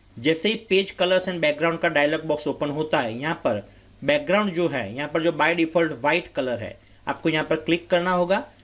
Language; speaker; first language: Hindi; non-native, local second language; Gujarati